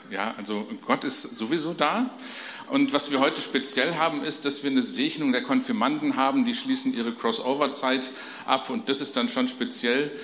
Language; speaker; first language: German; native; German